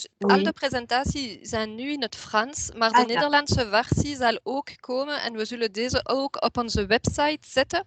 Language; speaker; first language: Dutch; non-native, local second language; French